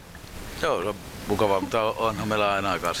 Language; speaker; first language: Finnish; native; Finnish